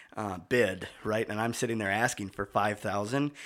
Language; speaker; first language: English; native; English